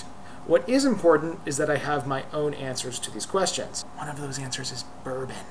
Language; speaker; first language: English; native; English